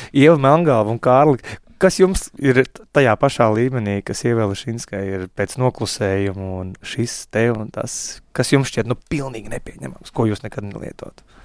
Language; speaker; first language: Latvian; native; Latvian